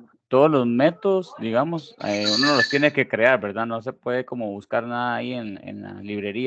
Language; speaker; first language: Spanish; native; Spanish